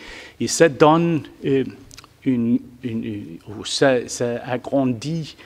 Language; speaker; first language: French; non-native, fluent; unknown